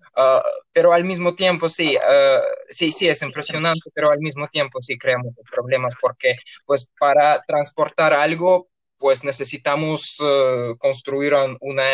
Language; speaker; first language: Spanish; non-native, fluent; Russian